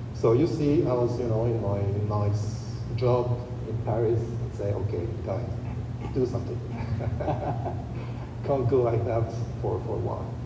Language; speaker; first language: English; non-native, fluent; French